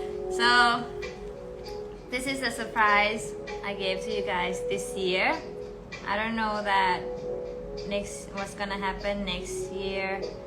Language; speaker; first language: English; non-native, fluent; Thai